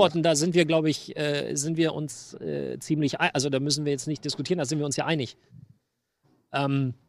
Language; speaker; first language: German; native; German